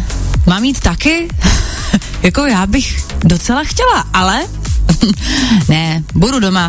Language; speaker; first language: Czech; native; Czech